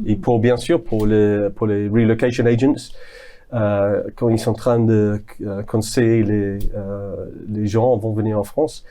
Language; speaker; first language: French; non-native, fluent; English